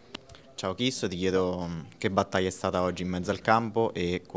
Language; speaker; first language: Italian; native; Italian